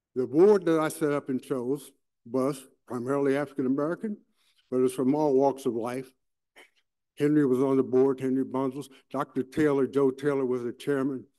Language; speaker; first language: English; native; English